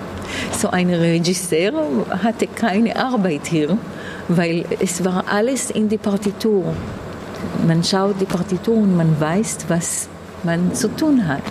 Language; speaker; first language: German; non-native, fluent; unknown